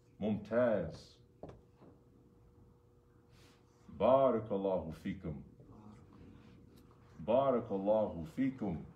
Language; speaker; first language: Arabic; non-native, fluent; English